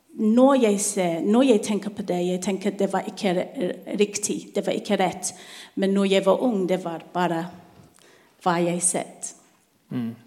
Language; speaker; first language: Norwegian; non-native, learner; English